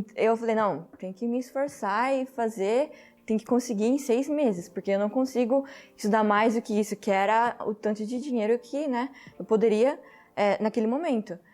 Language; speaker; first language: Portuguese; early bilingual, heritage; Portuguese